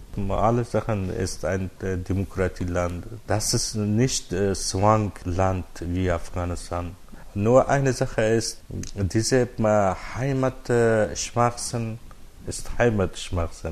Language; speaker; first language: German; non-native, learner; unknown